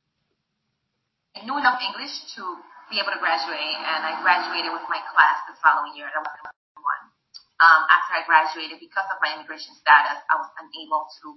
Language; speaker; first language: English; non-native, fluent; Spanish